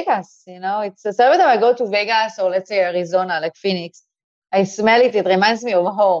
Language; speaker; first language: English; non-native, fluent; Hebrew